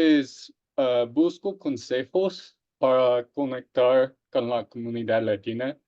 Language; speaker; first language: Spanish; non-native, fluent; English